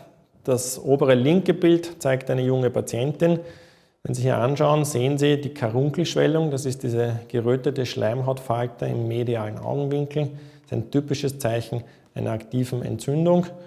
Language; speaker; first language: German; native; German